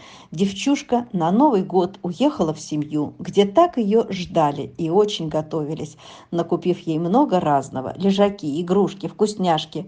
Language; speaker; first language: Russian; native; Russian